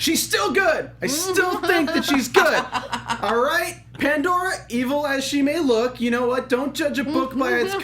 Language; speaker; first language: English; native; English